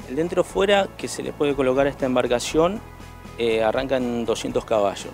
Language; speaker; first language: Spanish; native; Spanish